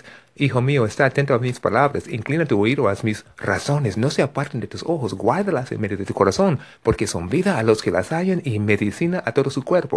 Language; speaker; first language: Spanish; non-native, fluent; English